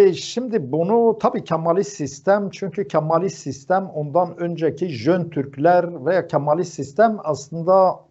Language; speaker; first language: Turkish; non-native, local second language; Zaza